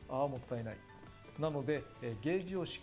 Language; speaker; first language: Japanese; native; Japanese